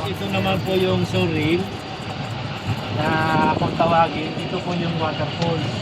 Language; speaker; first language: Filipino; native; Filipino